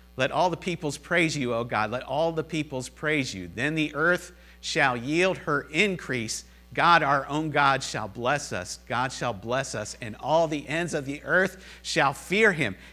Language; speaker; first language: English; native; English